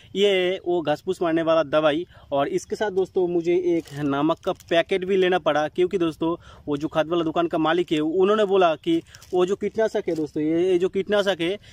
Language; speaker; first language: Hindi; non-native, local second language; Bangla